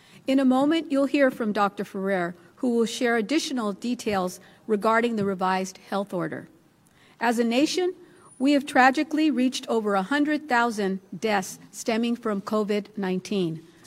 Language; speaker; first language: English; early bilingual, other home language; Spanish